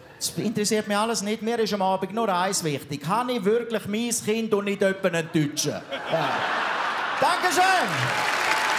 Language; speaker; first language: German; native; German